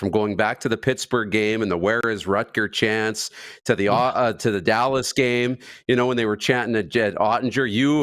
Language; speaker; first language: English; native; English